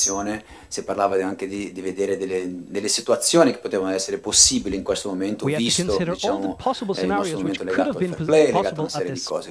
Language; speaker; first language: Italian; native; Italian